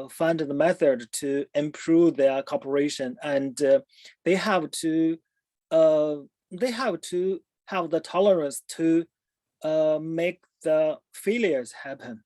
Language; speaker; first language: English; non-native, fluent; Chinese